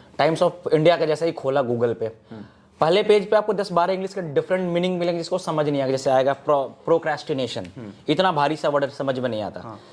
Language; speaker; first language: Hindi; native; Hindi